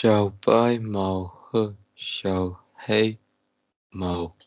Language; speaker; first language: Chinese; non-native, learner; Tibetan